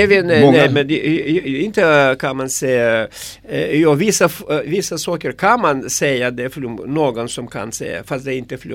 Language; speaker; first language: Swedish; non-native, fluent; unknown